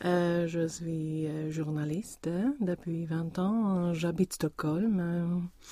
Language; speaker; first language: French; non-native, learner; Swedish